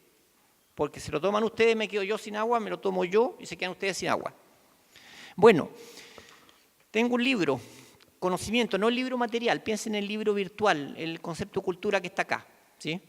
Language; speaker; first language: Spanish; native; Spanish